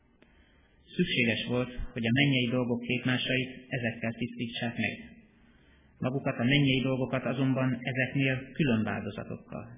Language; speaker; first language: Hungarian; native; Hungarian